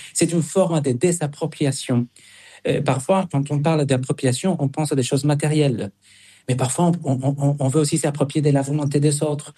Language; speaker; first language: French; non-native, fluent; Spanish